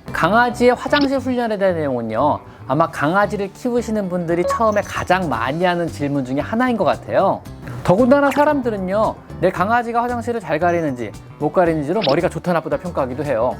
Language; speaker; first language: Korean; native; Korean